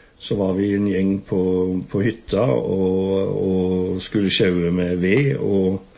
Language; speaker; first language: Norwegian; native; Norwegian